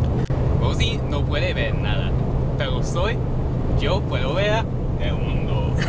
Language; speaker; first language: Spanish; non-native, learner; English